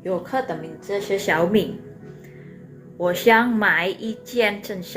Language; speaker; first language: Chinese; non-native, fluent; Indonesian